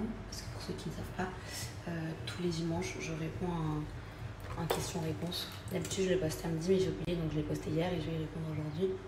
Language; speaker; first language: French; native; French